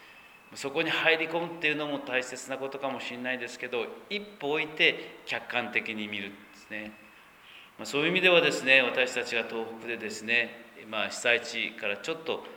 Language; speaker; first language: Japanese; native; Japanese